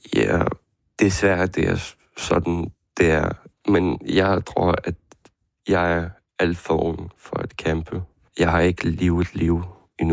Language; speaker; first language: Danish; non-native, fluent; Ukrainian